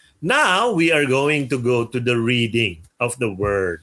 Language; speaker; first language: English; non-native, local second language; Filipino